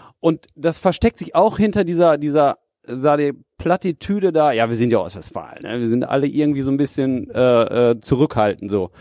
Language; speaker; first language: German; native; German